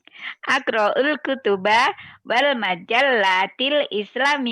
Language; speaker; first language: Arabic; non-native, learner; Indonesian